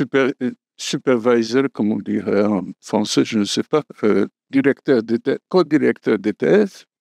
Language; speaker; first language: French; non-native, fluent; Polish